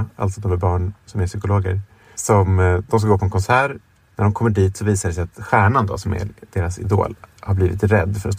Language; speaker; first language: Swedish; native; Swedish